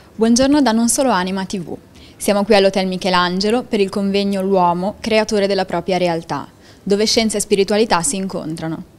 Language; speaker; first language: Italian; native; Italian